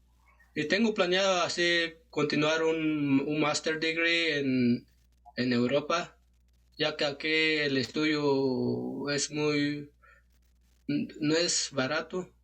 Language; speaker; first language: Spanish; non-native, local second language; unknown